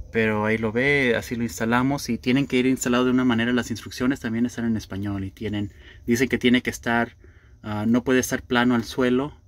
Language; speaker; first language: Spanish; early bilingual, heritage; Spanish